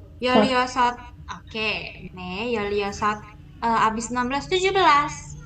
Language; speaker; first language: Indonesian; native; Indonesian